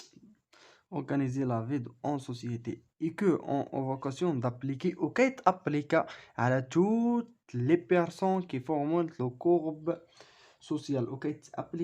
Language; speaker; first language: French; non-native, local second language; Arabic